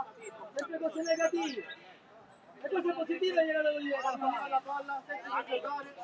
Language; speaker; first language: Italian; native; Italian